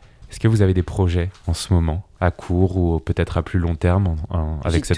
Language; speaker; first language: French; native; French